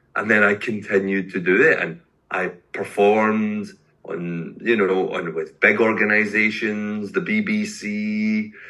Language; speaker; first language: English; native; English